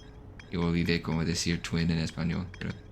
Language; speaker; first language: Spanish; non-native, learner; English